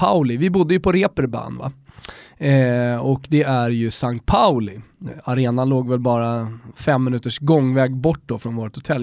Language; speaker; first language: Swedish; native; Swedish